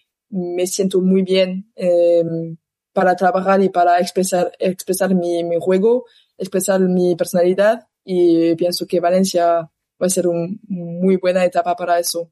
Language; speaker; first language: Spanish; non-native, learner; French